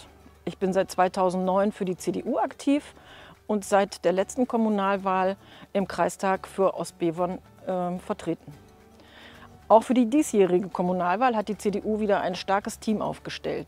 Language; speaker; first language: German; native; German